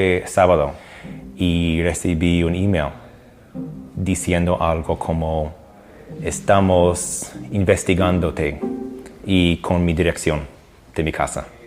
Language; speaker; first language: Spanish; non-native, fluent; English